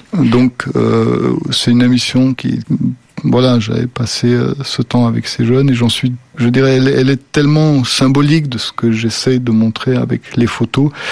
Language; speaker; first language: French; early bilingual, other home language; Slovenian